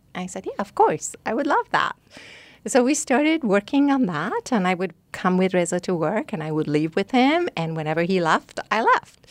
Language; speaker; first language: English; non-native, fluent; Persian